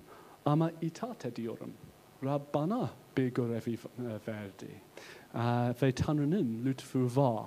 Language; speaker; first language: Turkish; non-native, learner; English